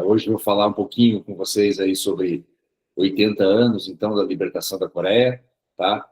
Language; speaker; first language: Portuguese; early bilingual, other home language; Korean